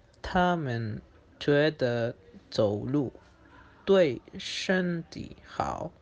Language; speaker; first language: Chinese; non-native, learner; Spanish